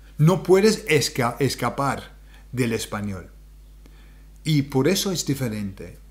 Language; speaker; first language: Spanish; non-native, fluent; English